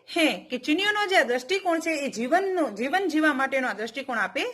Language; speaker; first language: Hindi; non-native, local second language; Gujarati